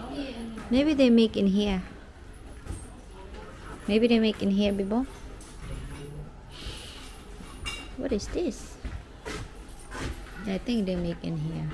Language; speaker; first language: English; non-native, learner; Filipino